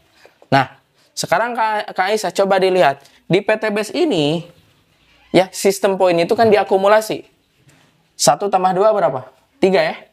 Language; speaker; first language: Indonesian; native; Indonesian